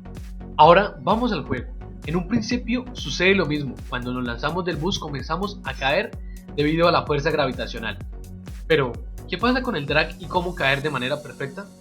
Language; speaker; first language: Spanish; native; Spanish